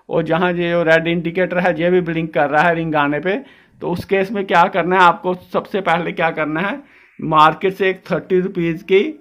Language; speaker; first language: Hindi; non-native, local second language; Dogri